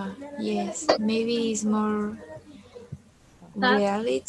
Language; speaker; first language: English; non-native, learner; Spanish